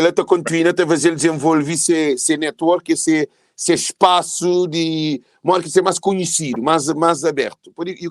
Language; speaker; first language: Portuguese; non-native, local second language; Kabuverdianu